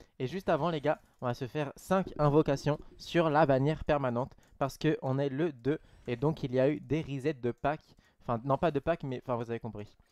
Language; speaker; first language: French; native; French